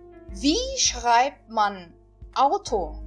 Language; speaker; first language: German; non-native, fluent; Portuguese